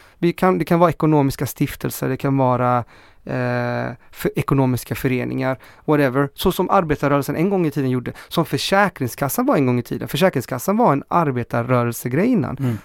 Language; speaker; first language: Swedish; early bilingual, other home language; Spanish